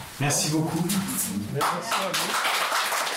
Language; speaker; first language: French; early bilingual, heritage; Russian